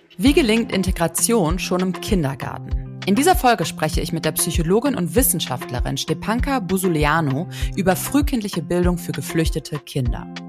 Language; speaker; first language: German; native; German